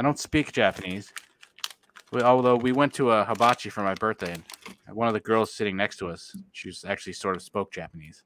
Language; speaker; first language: English; native; English